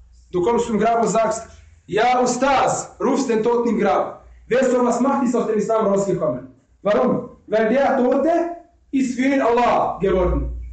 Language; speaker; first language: German; non-native, fluent; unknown